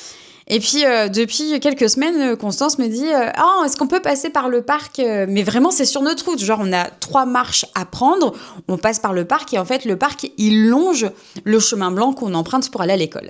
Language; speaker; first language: French; native; French